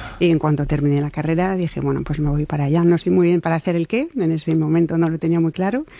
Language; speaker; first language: Spanish; non-native, fluent; French